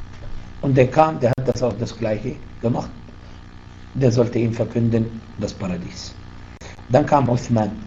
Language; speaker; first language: German; non-native, fluent; Arabic